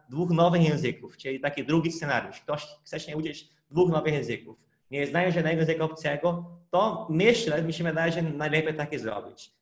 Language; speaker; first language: Polish; non-native, fluent; Portuguese